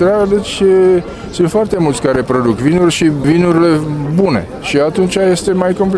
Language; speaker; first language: Romanian; non-native, fluent; Czech